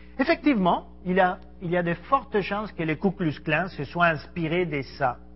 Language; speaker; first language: French; non-native, fluent; Spanish